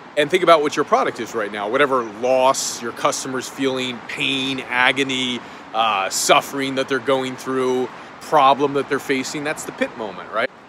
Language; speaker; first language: English; native; English